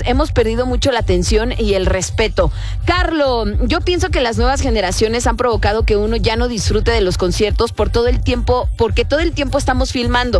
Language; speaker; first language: Spanish; native; Spanish